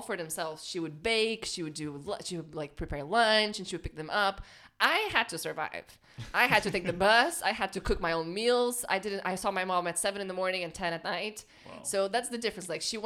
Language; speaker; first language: English; non-native, fluent; Portuguese